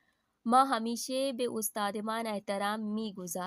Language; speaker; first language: Persian; non-native, fluent; Urdu